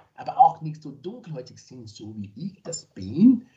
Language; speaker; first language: German; non-native, fluent; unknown